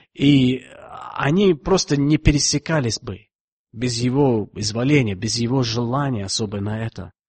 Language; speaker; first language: Russian; non-native, fluent; English